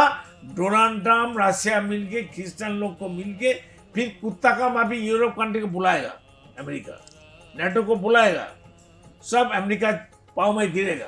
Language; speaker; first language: Hindi; non-native, local second language; Bangla